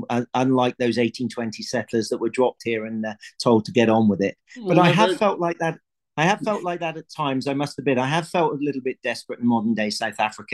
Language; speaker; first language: English; native; English